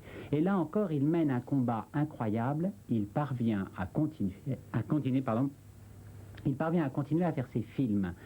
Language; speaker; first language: French; native; French